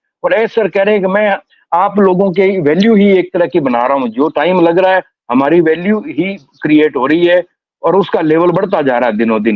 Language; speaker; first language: Hindi; native; Hindi